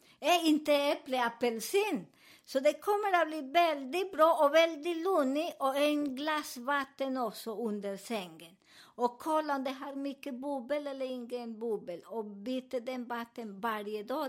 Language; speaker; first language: Swedish; non-native, learner; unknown